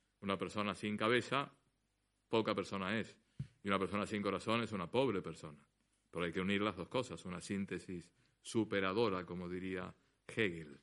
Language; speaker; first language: Spanish; native; Spanish